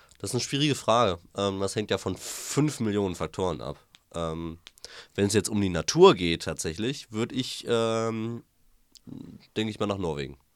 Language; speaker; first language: German; native; German